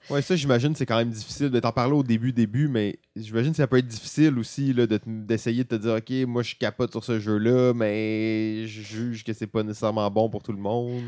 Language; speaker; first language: French; native; French